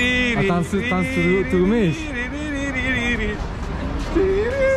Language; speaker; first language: Russian; non-native, learner; Turkish